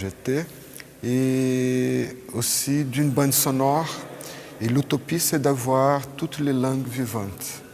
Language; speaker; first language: French; non-native, fluent; Portuguese